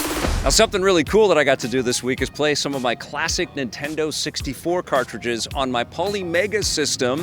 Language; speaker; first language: English; native; English